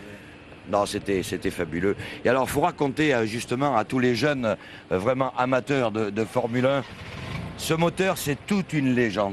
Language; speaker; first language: French; native; French